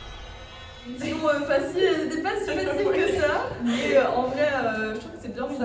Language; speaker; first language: French; native; French